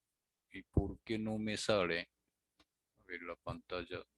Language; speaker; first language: Spanish; non-native, learner; Japanese